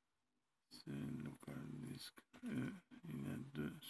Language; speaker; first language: French; non-native, learner; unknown